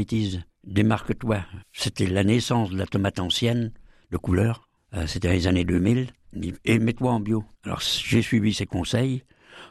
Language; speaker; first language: French; native; French